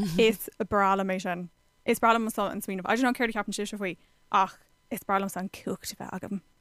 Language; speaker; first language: Irish; non-native, local second language; English